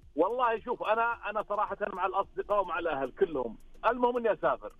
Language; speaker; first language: Arabic; native; Arabic